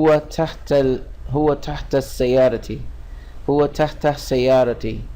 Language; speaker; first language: Arabic; non-native, fluent; English